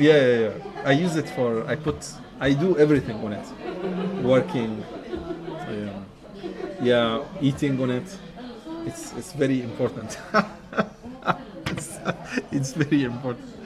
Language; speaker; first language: English; non-native, fluent; Arabic